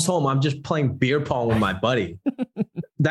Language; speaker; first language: English; non-native, local second language; Cantonese